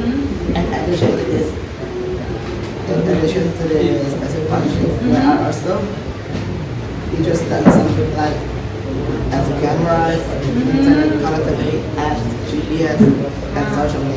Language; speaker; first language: English; non-native, learner; Indonesian